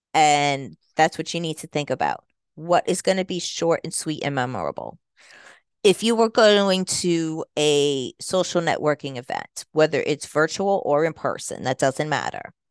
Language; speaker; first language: English; native; English